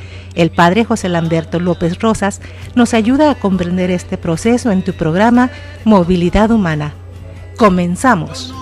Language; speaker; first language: Spanish; native; Spanish